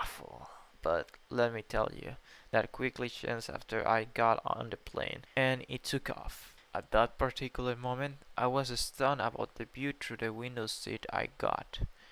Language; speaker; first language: English; non-native, fluent; Spanish